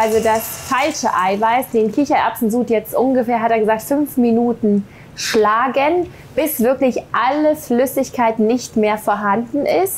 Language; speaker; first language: German; native; German